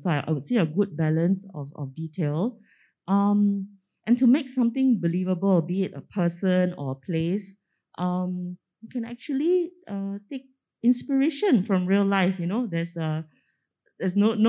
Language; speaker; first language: English; non-native, local second language; Min Nan Chinese